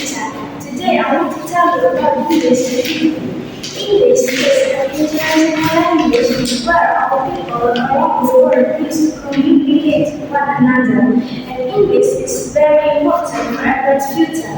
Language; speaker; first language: English; non-native, learner; Indonesian